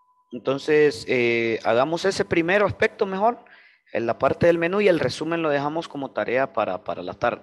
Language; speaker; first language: Spanish; native; Spanish